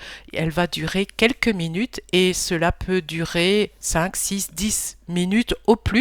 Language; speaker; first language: French; native; French